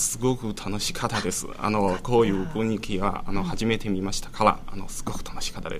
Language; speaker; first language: Japanese; non-native, learner; Chinese